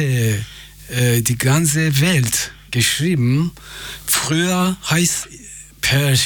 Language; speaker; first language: German; non-native, fluent; Persian